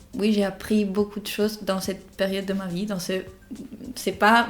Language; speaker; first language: French; non-native, fluent; Spanish